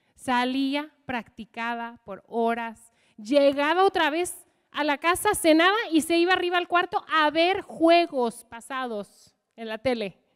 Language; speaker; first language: Spanish; non-native, fluent; English